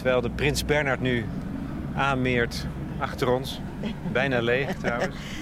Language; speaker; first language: Dutch; native; Dutch